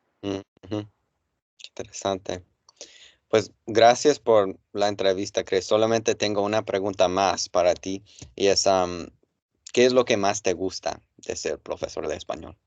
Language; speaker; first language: Spanish; non-native, fluent; English